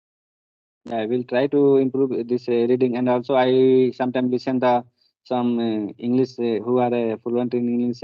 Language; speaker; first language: English; non-native, learner; Hindi